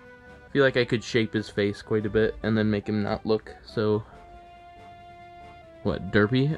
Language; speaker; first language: English; native; English